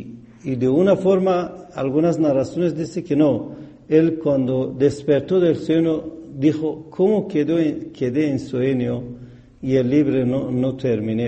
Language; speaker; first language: Spanish; non-native, fluent; Persian